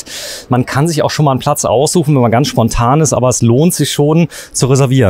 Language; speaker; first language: German; native; German